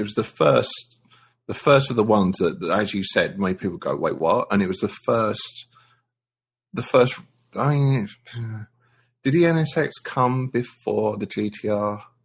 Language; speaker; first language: English; native; English